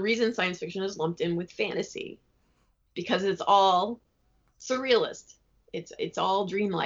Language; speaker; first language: English; native; English